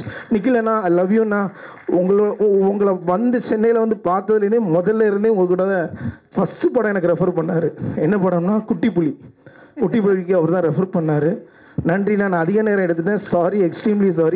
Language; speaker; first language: Tamil; native; Tamil